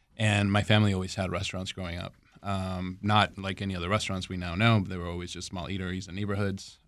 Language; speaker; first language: English; early bilingual, other home language; Spanish